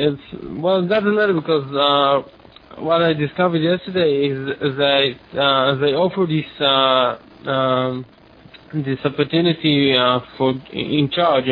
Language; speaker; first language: English; non-native, fluent; Hebrew